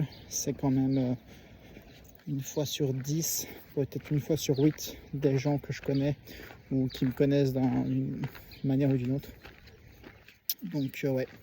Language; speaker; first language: French; native; French